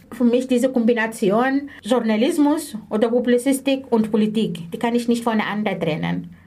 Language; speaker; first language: German; non-native, fluent; Arabic